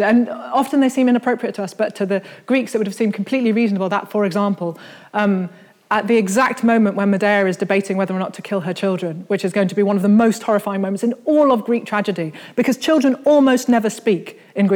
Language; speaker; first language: English; native; English